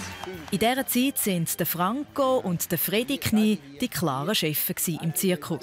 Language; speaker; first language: German; native; German